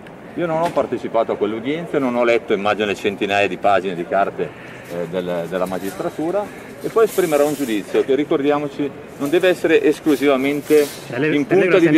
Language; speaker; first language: Italian; native; Italian